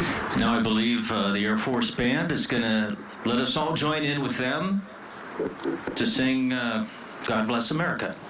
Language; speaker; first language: English; native; English